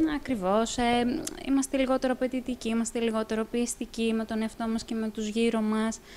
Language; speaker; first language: Greek; native; Greek